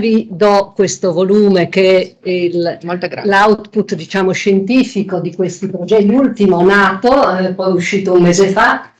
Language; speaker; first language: Italian; native; Italian